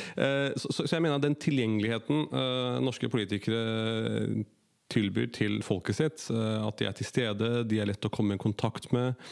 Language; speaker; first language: Norwegian; early bilingual, other home language; Urdu